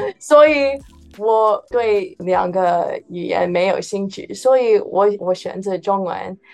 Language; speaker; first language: Chinese; early bilingual, heritage; English